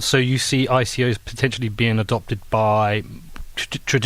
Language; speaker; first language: English; native; English